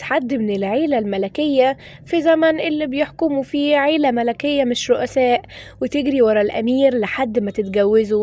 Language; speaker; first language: Arabic; native; Arabic